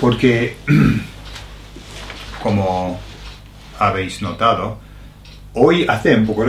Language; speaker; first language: Spanish; non-native, fluent; English